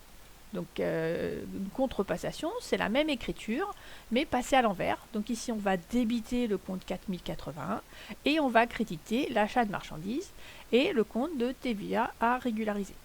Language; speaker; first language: French; native; French